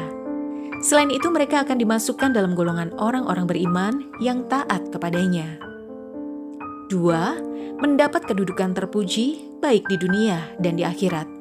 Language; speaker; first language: Indonesian; native; Indonesian